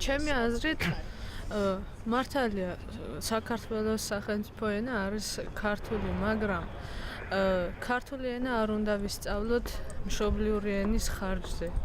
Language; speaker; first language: Georgian; non-native, local second language; Armenian